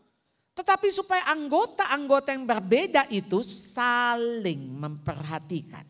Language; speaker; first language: Indonesian; native; Indonesian